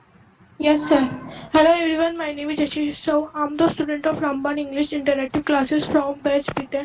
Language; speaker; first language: English; non-native, learner; Hindi